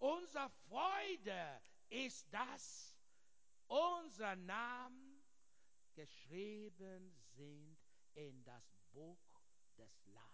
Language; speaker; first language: German; non-native, learner; English